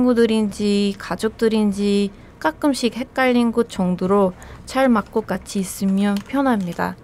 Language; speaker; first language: Korean; non-native, fluent; Persian